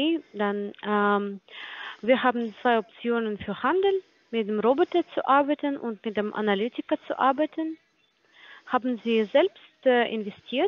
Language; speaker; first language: German; non-native, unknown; Polish